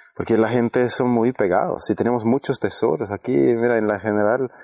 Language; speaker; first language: Spanish; non-native, fluent; Swedish